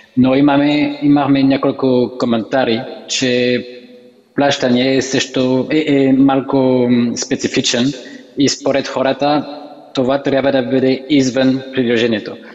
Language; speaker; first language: Bulgarian; non-native, learner; French